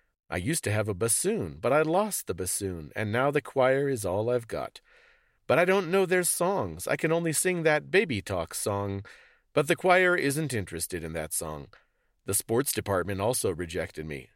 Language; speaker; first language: English; native; English